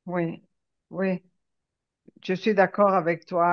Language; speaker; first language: French; non-native, fluent; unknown